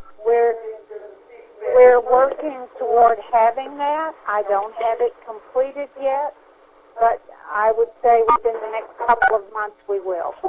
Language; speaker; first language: English; native; English